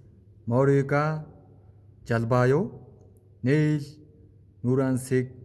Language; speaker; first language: Korean; non-native, learner; Mongolian